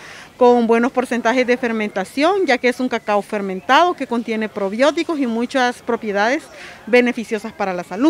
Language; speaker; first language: Spanish; native; Spanish